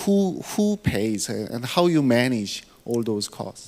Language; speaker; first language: English; non-native, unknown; Korean